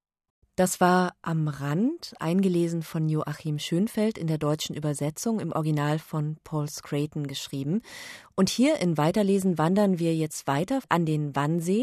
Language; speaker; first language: German; native; German